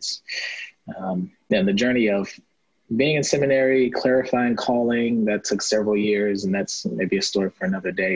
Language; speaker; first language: English; native; English